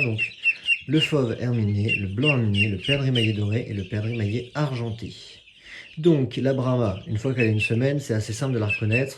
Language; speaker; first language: French; native; French